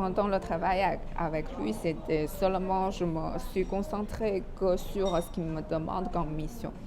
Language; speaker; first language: French; non-native, fluent; Chinese